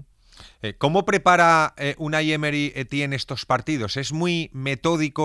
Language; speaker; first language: Spanish; native; Spanish